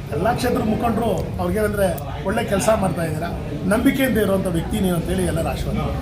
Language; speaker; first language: Kannada; non-native, local second language; Tamil